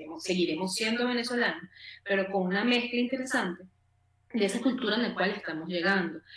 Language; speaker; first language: Spanish; native; Spanish